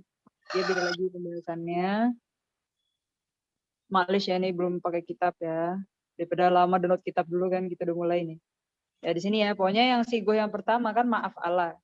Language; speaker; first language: Indonesian; native; Indonesian